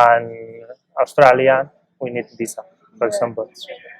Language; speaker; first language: English; non-native, learner; Spanish